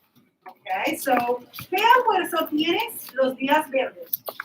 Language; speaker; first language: Spanish; non-native, fluent; English